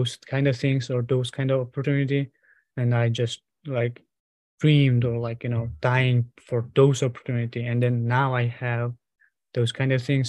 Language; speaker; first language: English; non-native, fluent; Mongolian